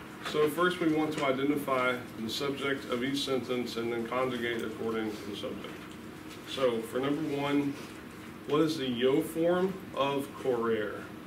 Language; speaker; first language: English; native; English